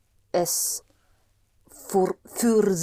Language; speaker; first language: German; non-native, learner; English